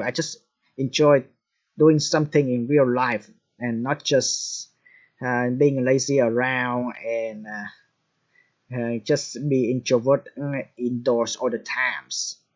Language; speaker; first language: English; non-native, fluent; Vietnamese